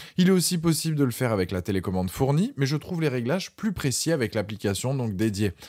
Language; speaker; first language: French; native; French